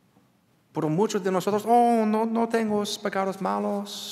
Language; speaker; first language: Spanish; non-native, learner; English